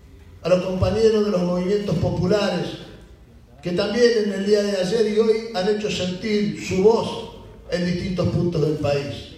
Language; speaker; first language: Spanish; native; Spanish